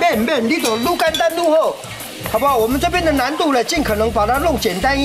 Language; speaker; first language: Chinese; non-native, local second language; Min Nan Chinese